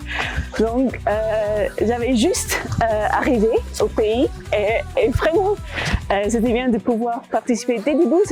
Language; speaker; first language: French; non-native, fluent; English